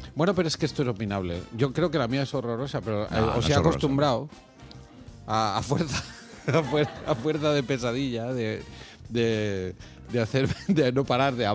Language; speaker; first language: Spanish; native; Spanish